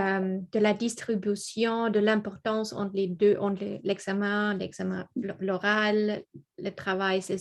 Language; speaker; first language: French; non-native, learner; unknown